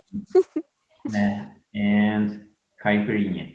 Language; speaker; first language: English; non-native, learner; Portuguese